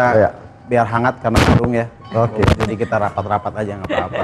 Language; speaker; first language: Indonesian; native; Indonesian